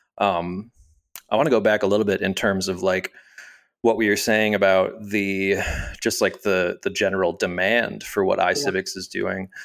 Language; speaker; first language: English; native; English